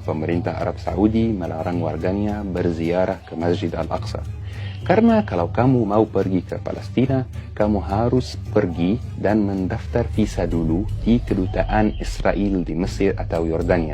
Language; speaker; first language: Indonesian; non-native, fluent; Arabic